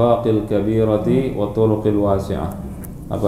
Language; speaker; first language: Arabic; non-native, fluent; Indonesian